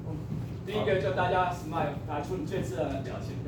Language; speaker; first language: Chinese; native; Chinese